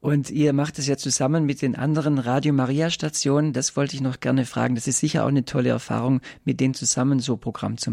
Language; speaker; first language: German; native; German